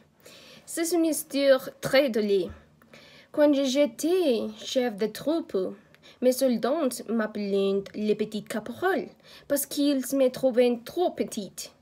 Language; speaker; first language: French; non-native, learner; Spanish